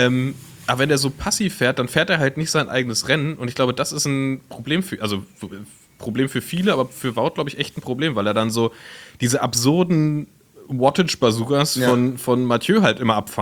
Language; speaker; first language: German; native; German